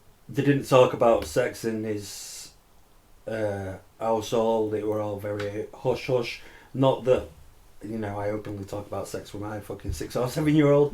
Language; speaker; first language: English; native; English